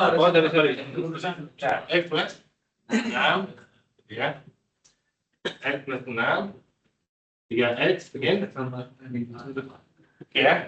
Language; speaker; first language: Indonesian; native; Indonesian